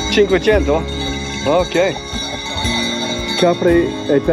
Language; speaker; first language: Italian; early bilingual, heritage; English